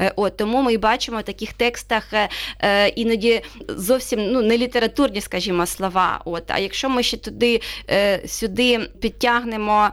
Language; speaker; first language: Ukrainian; native; Ukrainian